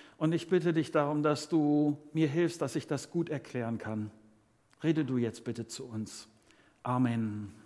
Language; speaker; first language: German; native; German